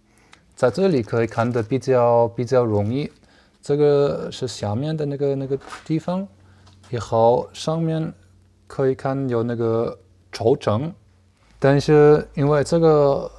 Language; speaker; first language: Chinese; non-native, learner; German